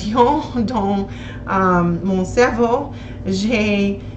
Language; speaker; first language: French; non-native, learner; English